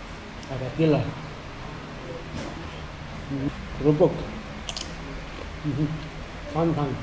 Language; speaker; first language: Indonesian; non-native, learner; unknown